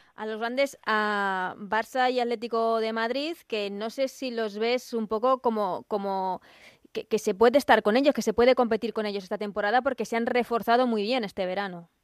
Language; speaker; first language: Spanish; native; Spanish